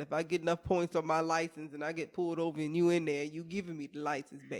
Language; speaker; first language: English; native; English